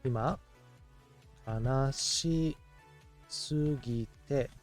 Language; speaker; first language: Japanese; non-native, learner; English